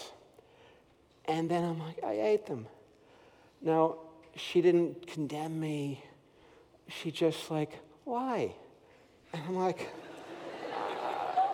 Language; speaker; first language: English; native; English